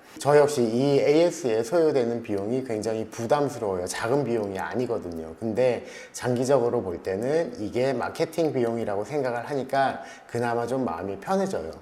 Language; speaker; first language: Korean; native; Korean